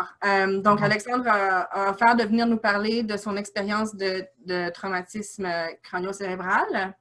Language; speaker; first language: French; native; French